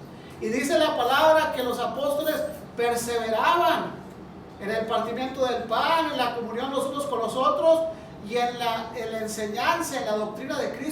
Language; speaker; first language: Spanish; native; Spanish